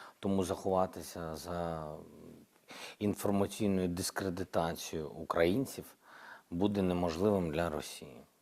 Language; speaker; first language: Ukrainian; non-native, local second language; Russian